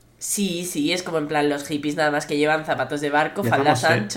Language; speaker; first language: Spanish; native; Spanish